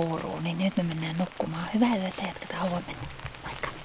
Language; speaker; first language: Finnish; native; Finnish